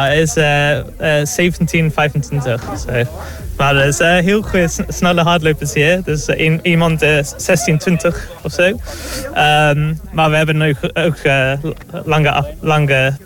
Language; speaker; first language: Dutch; non-native, learner; English